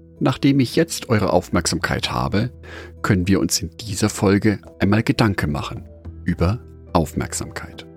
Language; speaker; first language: German; native; German